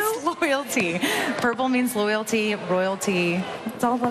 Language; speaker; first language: English; native; English